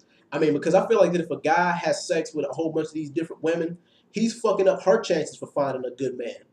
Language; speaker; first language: English; native; English